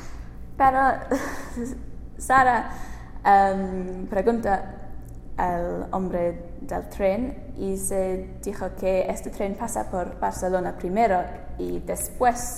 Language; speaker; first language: Spanish; non-native, learner; English